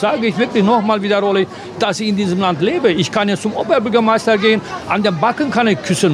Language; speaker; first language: German; non-native, fluent; Turkish